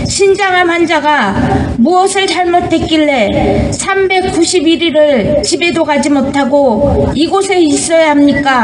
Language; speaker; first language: Korean; native; Korean